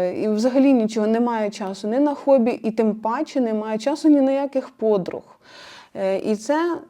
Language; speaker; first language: Ukrainian; non-native, local second language; Russian